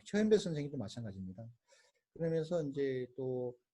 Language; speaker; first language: Korean; native; Korean